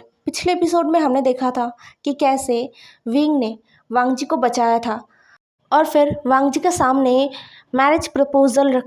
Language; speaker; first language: Hindi; non-native, local second language; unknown